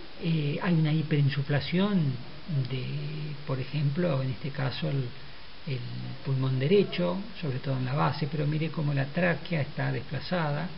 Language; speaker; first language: Spanish; native; Spanish